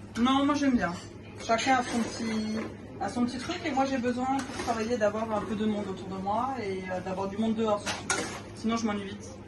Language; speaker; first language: French; native; French